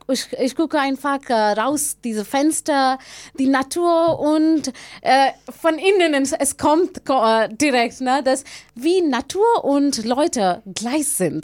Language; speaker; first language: German; non-native, learner; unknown